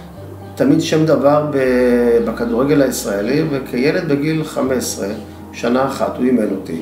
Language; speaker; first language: Hebrew; native; Hebrew